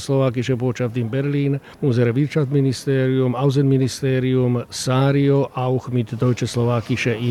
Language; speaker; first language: German; non-native, learner; Slovak